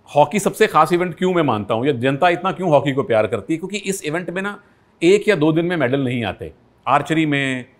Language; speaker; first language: Hindi; native; Hindi